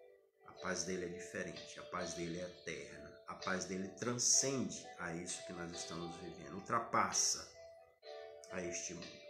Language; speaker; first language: Portuguese; native; Portuguese